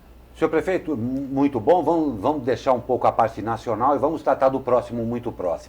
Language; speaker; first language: Portuguese; native; Portuguese